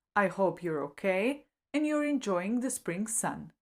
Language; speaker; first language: English; non-native, fluent; Slovenian